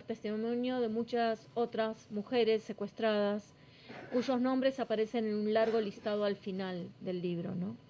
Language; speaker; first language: Spanish; native; Spanish